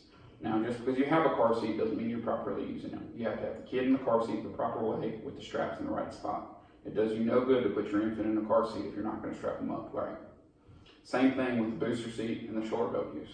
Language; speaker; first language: English; native; English